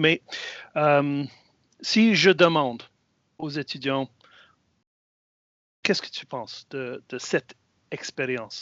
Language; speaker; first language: French; non-native, fluent; English